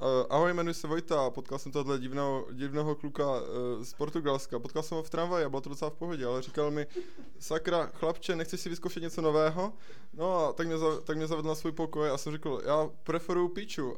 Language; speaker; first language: Czech; native; Czech